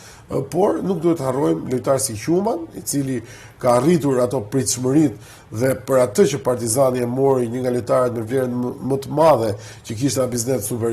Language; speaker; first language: Albanian; native; Albanian